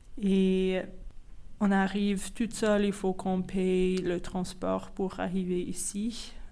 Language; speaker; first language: French; non-native, fluent; English